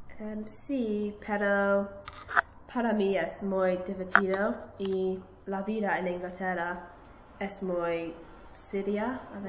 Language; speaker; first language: Spanish; non-native, learner; English